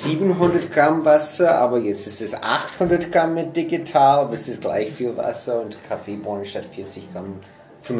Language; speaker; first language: German; non-native, fluent; English